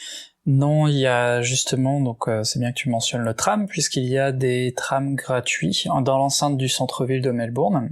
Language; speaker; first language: French; native; French